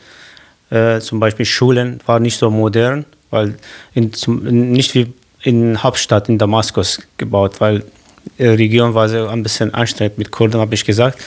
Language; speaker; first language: German; non-native, learner; Kurdish